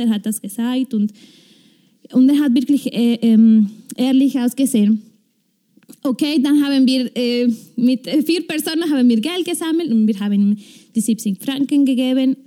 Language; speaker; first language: German; non-native, fluent; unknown